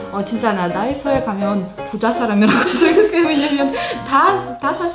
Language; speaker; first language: Korean; non-native, fluent; Russian